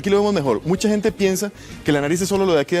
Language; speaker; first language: Spanish; native; Spanish